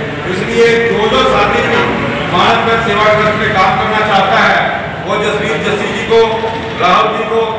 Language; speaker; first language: Hindi; non-native, local second language; Punjabi